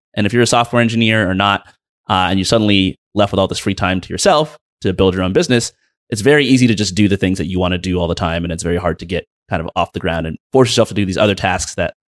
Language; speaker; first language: English; native; English